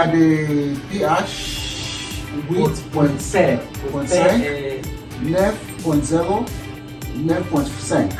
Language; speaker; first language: French; non-native, learner; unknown